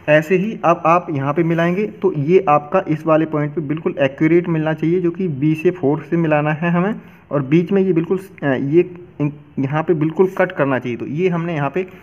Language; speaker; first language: Hindi; native; Hindi